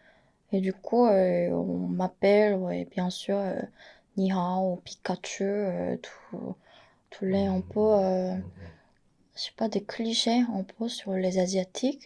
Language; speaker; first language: French; non-native, fluent; Korean